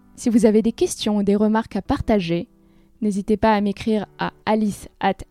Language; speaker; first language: French; native; French